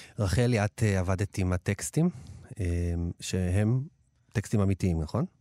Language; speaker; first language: Hebrew; native; Hebrew